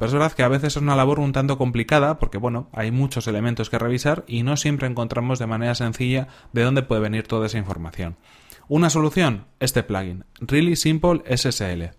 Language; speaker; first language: Spanish; native; Spanish